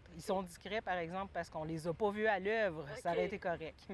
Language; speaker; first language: French; native; French